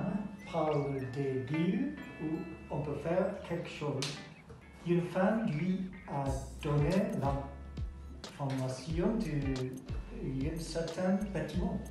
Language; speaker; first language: French; non-native, learner; Japanese